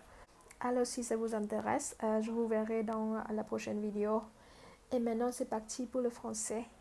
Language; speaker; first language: French; non-native, fluent; Vietnamese